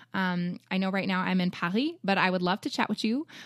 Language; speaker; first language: English; native; English